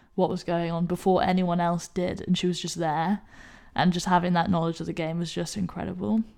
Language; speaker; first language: English; native; English